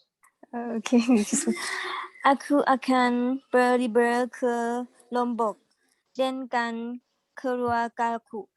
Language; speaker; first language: Indonesian; non-native, learner; Thai